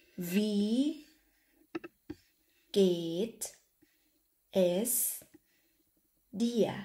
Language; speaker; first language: German; non-native, fluent; Thai